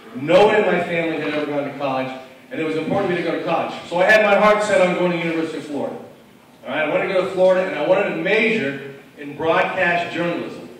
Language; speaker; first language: English; native; English